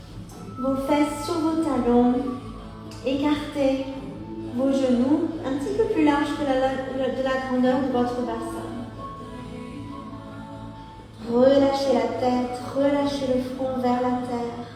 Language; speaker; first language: French; native; French